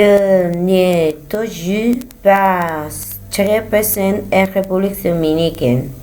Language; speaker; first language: French; non-native, learner; Spanish